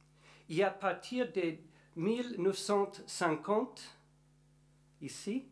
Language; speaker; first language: French; non-native, learner; English